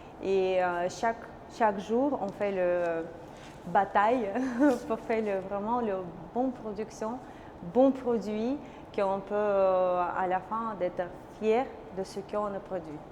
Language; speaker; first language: French; non-native, learner; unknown